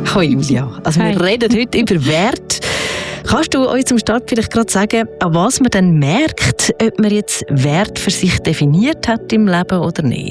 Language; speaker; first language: German; native; German